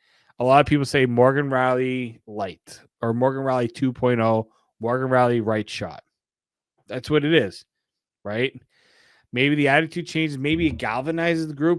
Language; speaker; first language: English; native; English